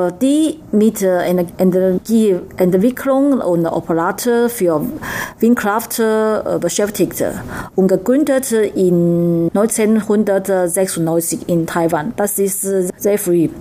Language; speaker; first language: German; non-native, learner; Chinese